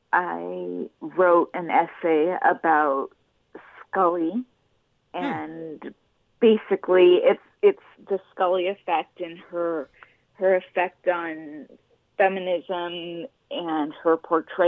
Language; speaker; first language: English; native; English